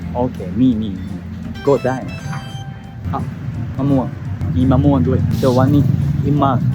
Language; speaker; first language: Japanese; native; Japanese